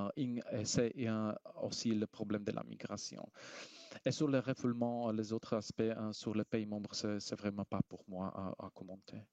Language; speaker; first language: French; non-native, fluent; Slovak